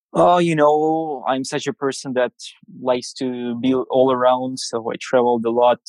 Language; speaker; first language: English; non-native, fluent; Russian